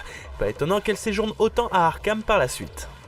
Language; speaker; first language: French; native; French